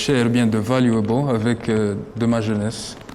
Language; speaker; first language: French; non-native, local second language; Kinyarwanda